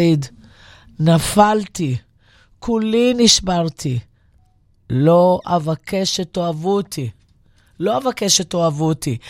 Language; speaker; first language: Hebrew; non-native, local second language; Arabic